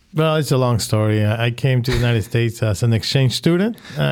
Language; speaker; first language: English; non-native, fluent; Spanish